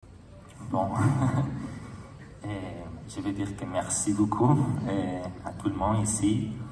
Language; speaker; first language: French; non-native, learner; Spanish